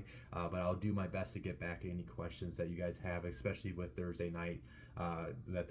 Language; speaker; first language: English; native; English